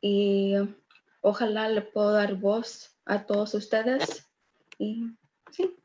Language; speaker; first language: Spanish; early bilingual, other home language; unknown